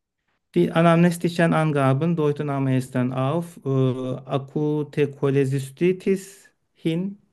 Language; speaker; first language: German; non-native, learner; Turkish